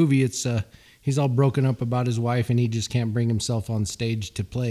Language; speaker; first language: English; early bilingual, other home language; Swedish